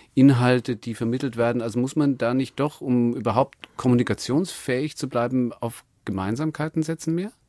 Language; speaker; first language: German; native; German